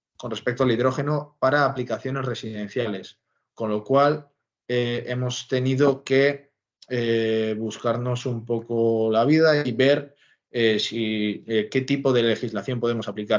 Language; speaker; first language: Spanish; native; Spanish